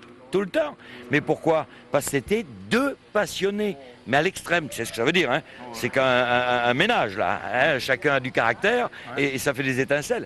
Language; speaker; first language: French; native; French